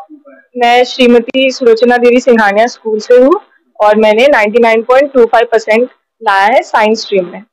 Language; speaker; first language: Hindi; native; Hindi